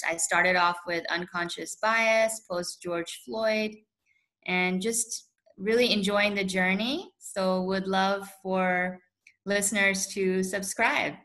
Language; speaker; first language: English; early bilingual, other home language; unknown